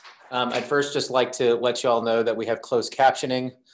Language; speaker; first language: English; native; English